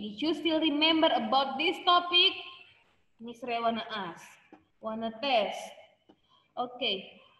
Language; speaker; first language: English; non-native, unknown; Indonesian